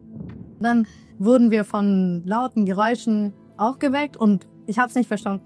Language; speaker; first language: German; early bilingual, other home language; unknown